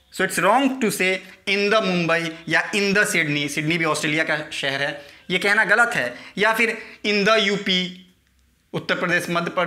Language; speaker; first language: Hindi; native; Hindi